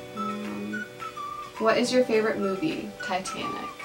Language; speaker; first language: English; native; English